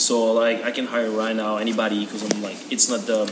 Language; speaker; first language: English; non-native, learner; French